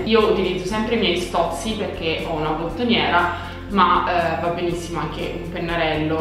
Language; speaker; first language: Italian; native; Italian